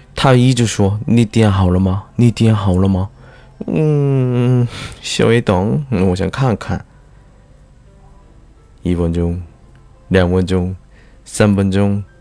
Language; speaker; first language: Chinese; non-native, fluent; Korean